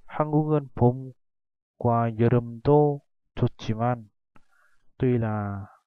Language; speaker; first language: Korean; non-native, learner; Vietnamese